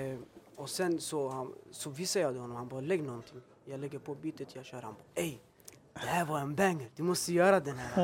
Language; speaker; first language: Swedish; early bilingual, other home language; Albanian